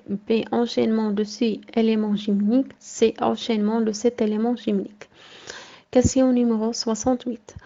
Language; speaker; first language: French; non-native, local second language; Arabic